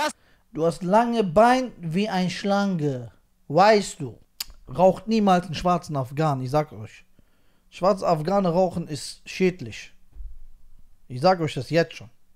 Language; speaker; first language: German; native; German